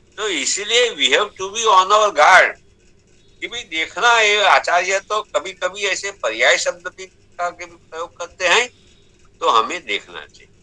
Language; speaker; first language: Hindi; non-native, local second language; Gujarati